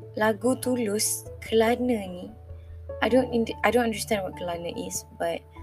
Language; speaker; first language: English; non-native, local second language; Malay